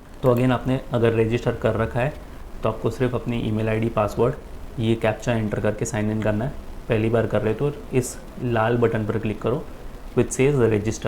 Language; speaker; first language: Hindi; native; Hindi